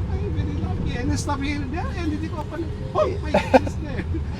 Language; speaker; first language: English; non-native, learner; Indonesian